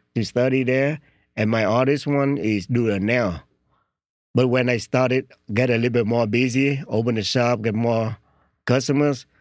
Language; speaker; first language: English; non-native, learner; Vietnamese